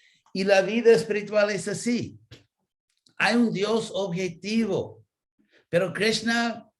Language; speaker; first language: Spanish; non-native, fluent; English